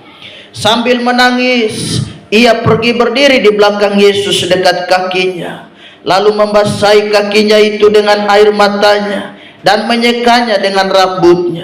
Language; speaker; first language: Indonesian; native; Indonesian